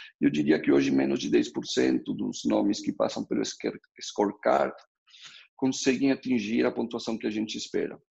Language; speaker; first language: Portuguese; early bilingual, other home language; Spanish